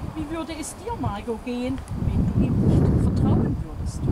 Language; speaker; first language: German; native; German